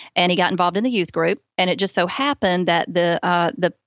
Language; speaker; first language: English; native; English